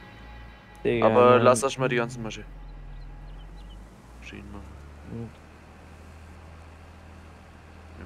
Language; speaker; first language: German; native; German